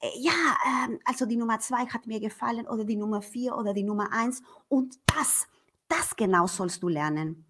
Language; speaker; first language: German; non-native, fluent; Spanish